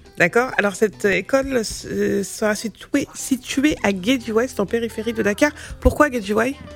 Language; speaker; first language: French; native; French